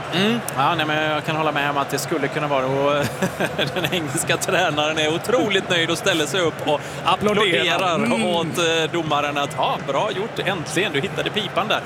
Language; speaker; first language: Swedish; native; Swedish